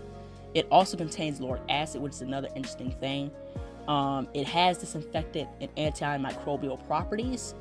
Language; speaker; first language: English; native; English